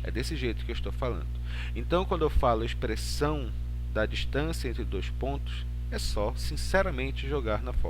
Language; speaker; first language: Portuguese; native; Portuguese